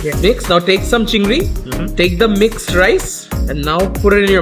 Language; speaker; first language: English; non-native, local second language; Bangla